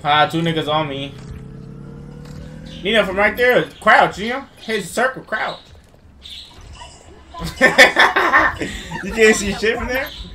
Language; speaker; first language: English; early bilingual, other home language; Spanish